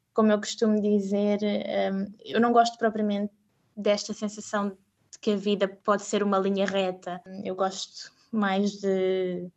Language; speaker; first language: Portuguese; native; Portuguese